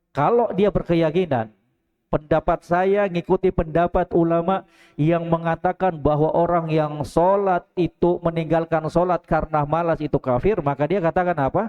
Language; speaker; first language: Indonesian; native; Indonesian